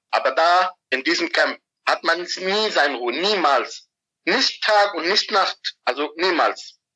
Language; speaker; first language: German; non-native, fluent; Arabic